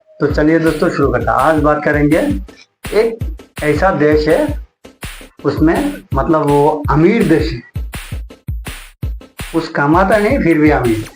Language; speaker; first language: Hindi; non-native, local second language; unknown